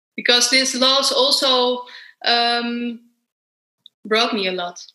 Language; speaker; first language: English; non-native, fluent; Dutch